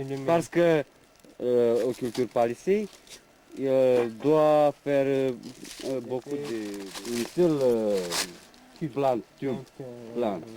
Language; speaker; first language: French; non-native, learner; Romanian